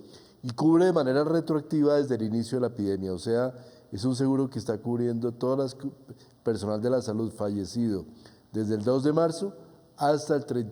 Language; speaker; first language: Spanish; native; Spanish